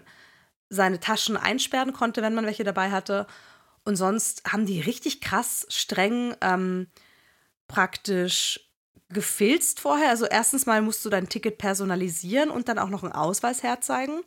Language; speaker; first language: German; native; German